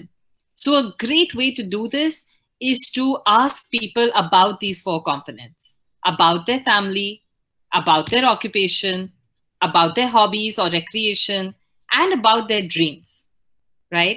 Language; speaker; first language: English; non-native, local second language; Hindi